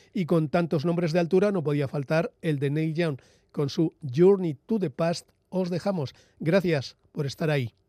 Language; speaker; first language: Spanish; native; Spanish